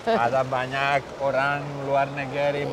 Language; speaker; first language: Indonesian; non-native, learner; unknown